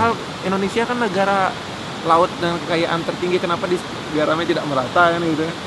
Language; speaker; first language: Indonesian; native; Indonesian